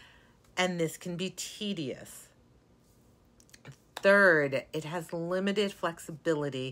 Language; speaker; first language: English; native; English